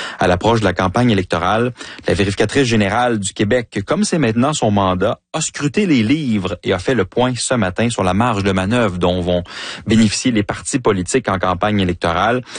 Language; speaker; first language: French; native; French